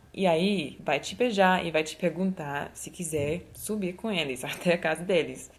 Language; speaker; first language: Portuguese; non-native, fluent; English